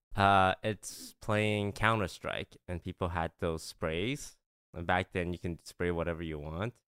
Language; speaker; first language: English; non-native, local second language; Chinese